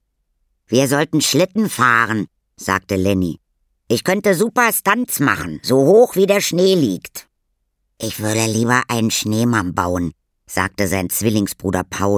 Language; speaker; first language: German; native; German